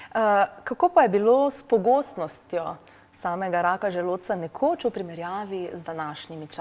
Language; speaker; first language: Slovenian; native; Slovenian